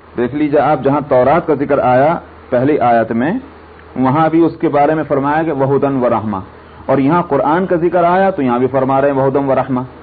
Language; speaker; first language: Urdu; native; Urdu